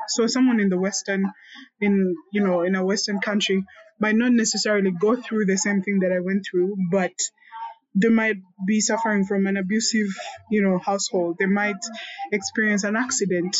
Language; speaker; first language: English; non-native, local second language; Kinyarwanda